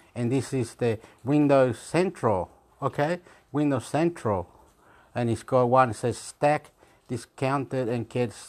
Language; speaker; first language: English; non-native, fluent; Spanish